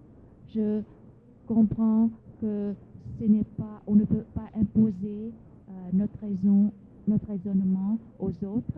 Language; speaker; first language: French; non-native, fluent; Vietnamese